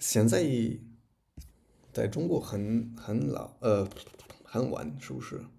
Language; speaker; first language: Chinese; non-native, learner; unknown